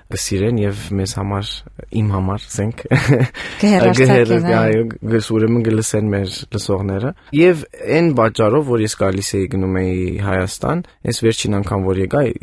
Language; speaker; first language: Armenian; early bilingual, heritage; Armenian